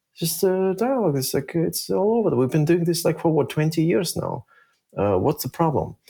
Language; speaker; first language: English; early bilingual, other home language; Russian